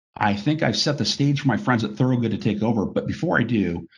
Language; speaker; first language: English; native; English